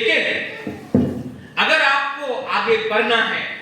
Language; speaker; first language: Hindi; non-native, local second language; Bangla